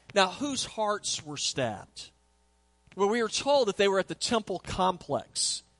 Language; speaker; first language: English; native; English